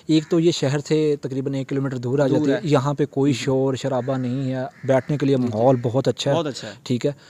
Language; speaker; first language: Urdu; native; Urdu